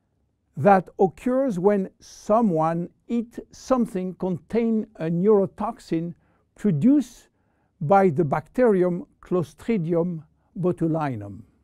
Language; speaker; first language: English; non-native, fluent; French